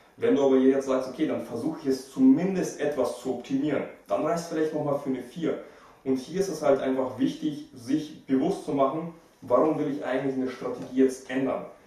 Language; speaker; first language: German; early bilingual, other home language; Russian